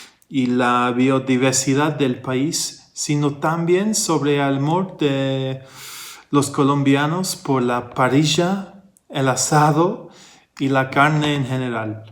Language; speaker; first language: Spanish; non-native, fluent; English